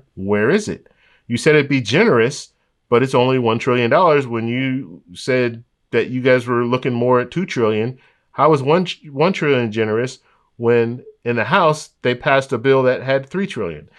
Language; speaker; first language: English; native; English